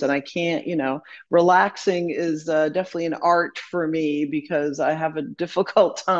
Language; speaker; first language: English; native; English